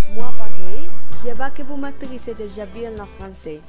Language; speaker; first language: French; non-native, learner; Spanish